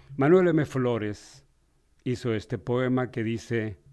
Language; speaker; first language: Spanish; native; Spanish